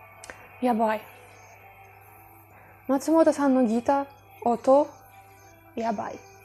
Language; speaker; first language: Japanese; non-native, fluent; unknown